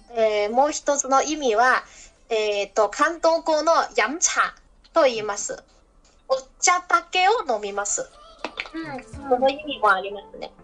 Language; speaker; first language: Japanese; non-native, learner; Chinese